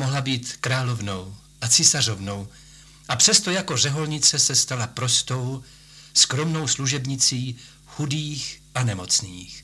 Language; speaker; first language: Czech; native; Czech